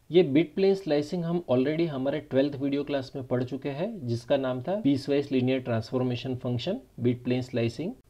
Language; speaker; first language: Hindi; non-native, local second language; Gujarati